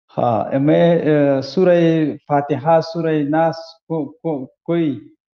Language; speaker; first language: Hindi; non-native, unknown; Pashto